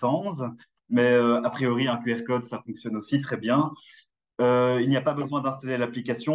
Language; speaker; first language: French; native; French